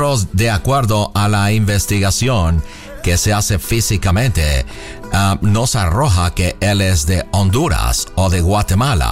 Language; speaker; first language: Spanish; native; Spanish